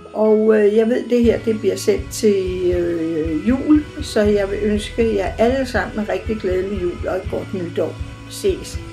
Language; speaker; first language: Danish; native; Danish